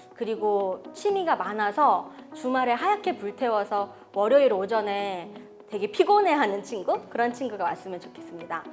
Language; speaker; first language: Korean; early bilingual, heritage; Korean